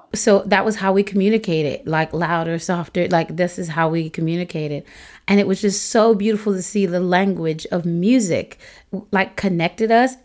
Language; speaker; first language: English; native; English